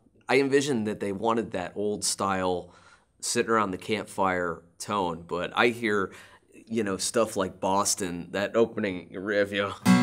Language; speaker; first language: English; native; English